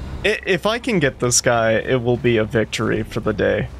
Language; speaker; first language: English; native; English